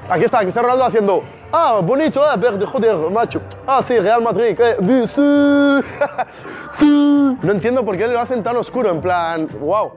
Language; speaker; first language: Spanish; early bilingual, other home language; Arabic